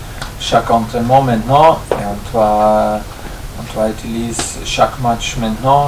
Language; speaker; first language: French; non-native, fluent; German